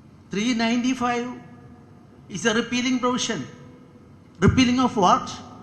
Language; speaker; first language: English; non-native, local second language; Malayalam